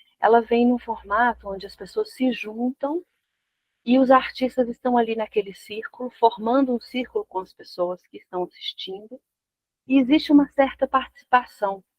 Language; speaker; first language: Portuguese; early bilingual, other home language; Spanish